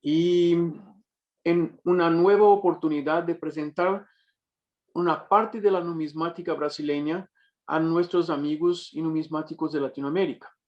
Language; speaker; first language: Spanish; non-native, fluent; Portuguese